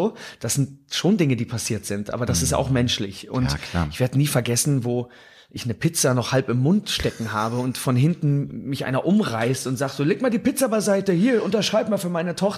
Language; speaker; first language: German; native; German